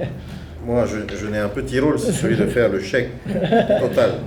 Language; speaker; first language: French; native; French